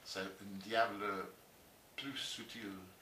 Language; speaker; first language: French; non-native, learner; English